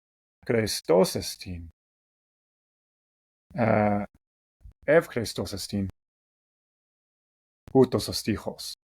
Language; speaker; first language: Greek; non-native, fluent; English